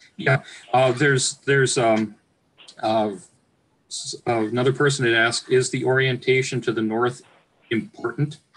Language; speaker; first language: English; native; English